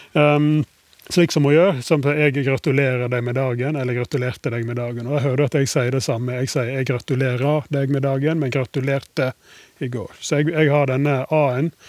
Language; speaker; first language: Norwegian; native; Norwegian